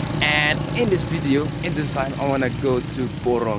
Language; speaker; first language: English; non-native, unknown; Indonesian